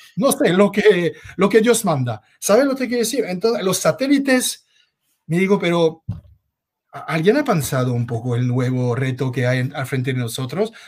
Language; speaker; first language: Spanish; non-native, fluent; French